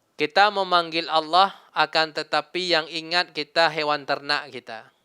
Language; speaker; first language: Malay; non-native, local second language; Minangkabau